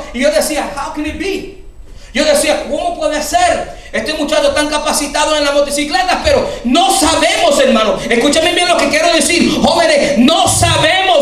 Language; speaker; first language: Spanish; early bilingual, heritage; Spanish